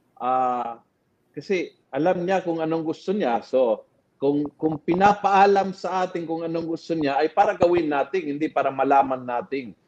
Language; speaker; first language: Filipino; non-native, fluent; Spanish